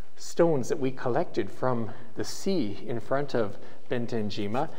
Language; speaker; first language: English; native; English